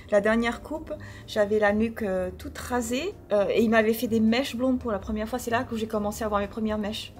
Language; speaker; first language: French; early bilingual, other home language; Portuguese